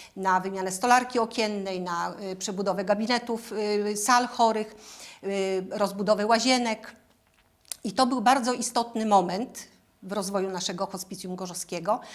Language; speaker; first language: Polish; native; Polish